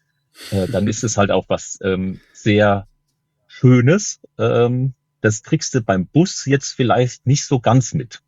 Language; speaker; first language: German; native; German